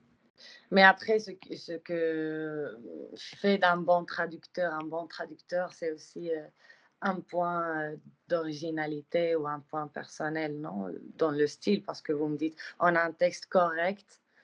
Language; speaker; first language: French; non-native, fluent; Spanish